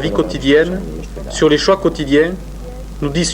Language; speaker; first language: French; native; French